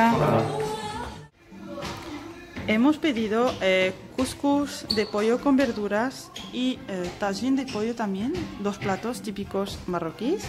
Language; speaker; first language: Spanish; non-native, fluent; Arabic